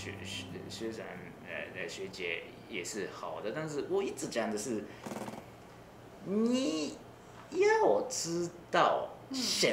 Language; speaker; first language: Chinese; non-native, learner; Japanese